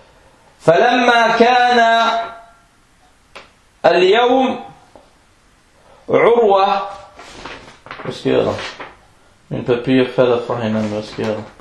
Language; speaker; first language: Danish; non-native, fluent; Arabic